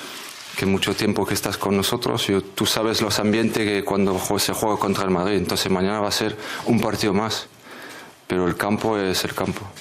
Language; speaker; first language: Spanish; non-native, fluent; French